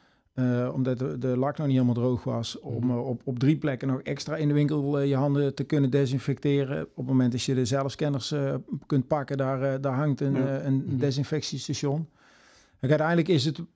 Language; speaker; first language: Dutch; native; Dutch